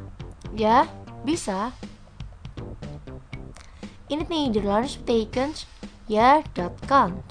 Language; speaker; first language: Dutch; non-native, learner; Indonesian